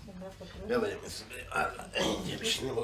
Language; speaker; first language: Russian; non-native, local second language; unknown